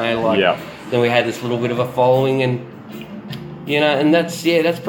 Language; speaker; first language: English; native; English